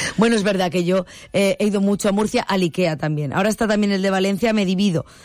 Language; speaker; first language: Spanish; native; Spanish